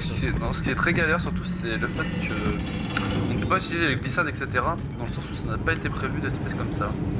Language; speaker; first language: French; native; French